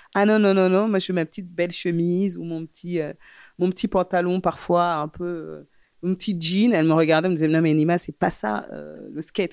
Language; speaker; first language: French; early bilingual, other home language; Fula